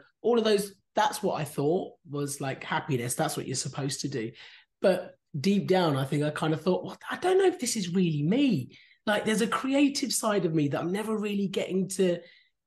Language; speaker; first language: English; native; English